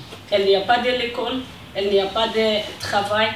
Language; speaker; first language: French; non-native, learner; Persian